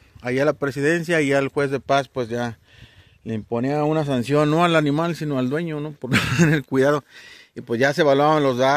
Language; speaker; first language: Spanish; native; Spanish